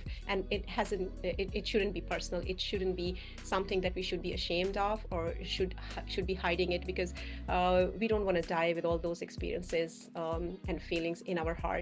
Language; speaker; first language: English; non-native, fluent; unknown